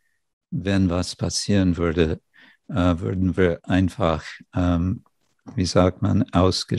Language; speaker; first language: German; non-native, fluent; English